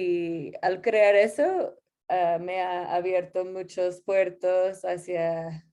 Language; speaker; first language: Spanish; non-native, fluent; English